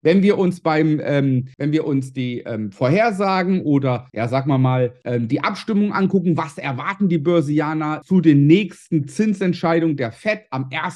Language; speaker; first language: German; native; German